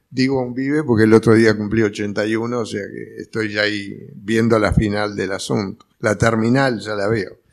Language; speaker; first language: Spanish; early bilingual, other home language; Italian